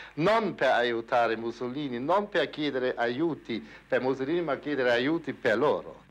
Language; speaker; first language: Italian; non-native, fluent; German